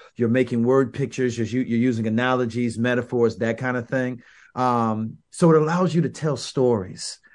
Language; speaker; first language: English; native; English